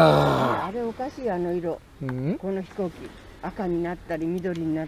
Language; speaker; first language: Japanese; native; Japanese